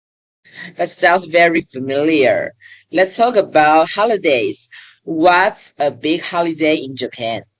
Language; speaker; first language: English; non-native, learner; Chinese